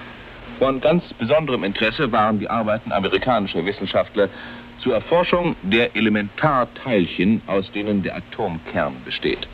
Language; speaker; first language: German; native; German